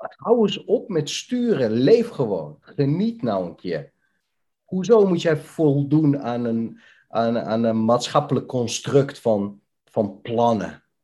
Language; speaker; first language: Dutch; early bilingual, other home language; Bosnian